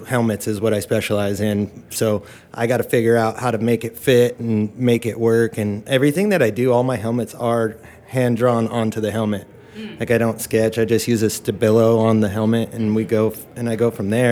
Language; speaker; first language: English; native; English